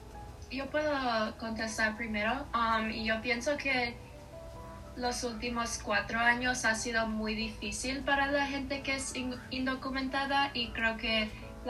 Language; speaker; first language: Spanish; non-native, learner; English